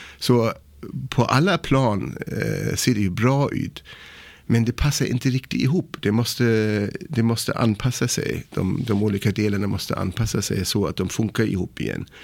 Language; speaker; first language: Swedish; non-native, fluent; German